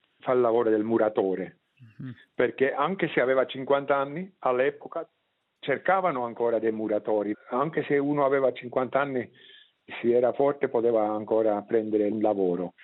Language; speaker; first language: Italian; non-native, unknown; Swiss German